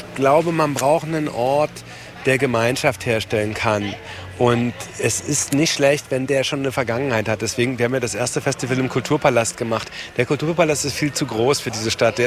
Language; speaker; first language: German; native; German